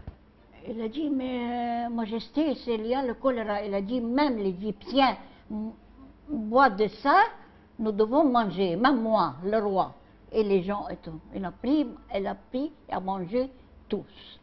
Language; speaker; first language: French; non-native, learner; Arabic